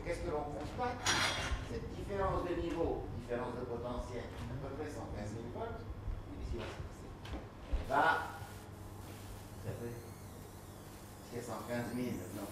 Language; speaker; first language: French; native; French